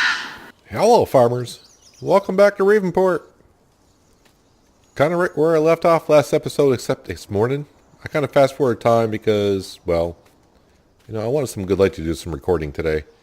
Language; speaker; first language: English; native; English